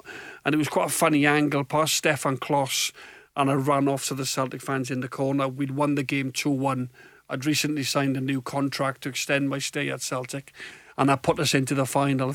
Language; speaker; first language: English; native; English